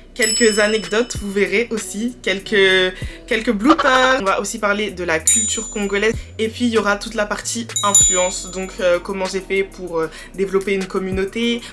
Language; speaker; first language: French; early bilingual, other home language; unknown